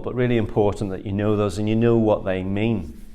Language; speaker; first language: English; native; English